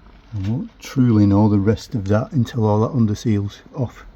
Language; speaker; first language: English; native; English